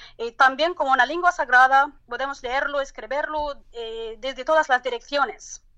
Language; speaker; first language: Spanish; non-native, learner; Arabic